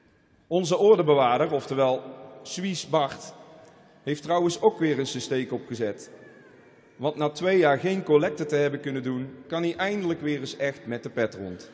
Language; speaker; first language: Dutch; native; Dutch